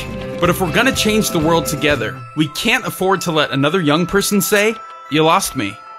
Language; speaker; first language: English; native; English